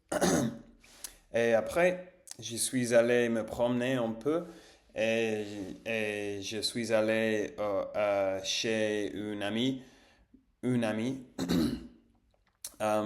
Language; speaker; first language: French; non-native, learner; English